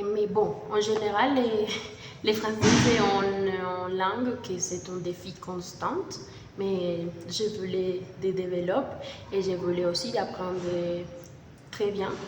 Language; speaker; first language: French; non-native, learner; Spanish